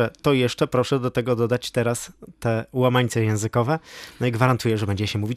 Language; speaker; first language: Polish; native; Polish